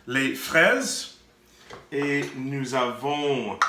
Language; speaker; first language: French; non-native, fluent; English